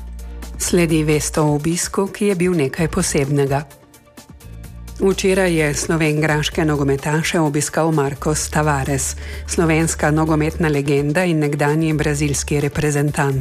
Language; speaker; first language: Slovenian; native; Slovenian